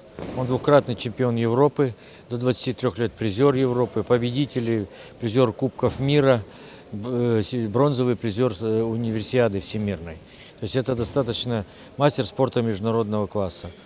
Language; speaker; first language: Russian; native; Russian